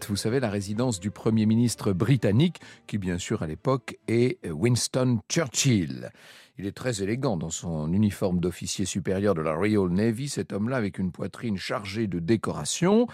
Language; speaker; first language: French; native; French